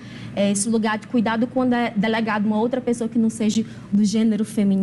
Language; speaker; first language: Portuguese; native; Portuguese